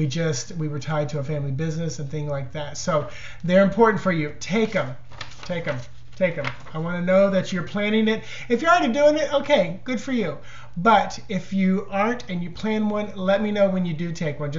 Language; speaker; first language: English; native; English